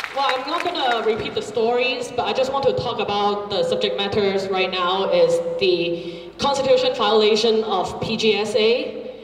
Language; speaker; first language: English; non-native, local second language; Cantonese